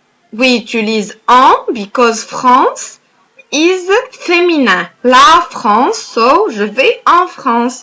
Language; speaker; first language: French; non-native, fluent; Arabic